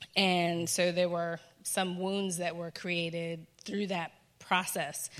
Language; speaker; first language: English; native; English